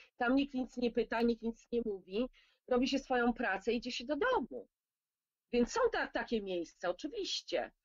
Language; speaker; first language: Polish; native; Polish